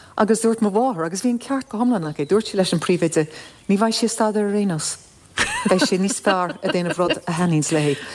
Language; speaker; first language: Irish; non-native, local second language; English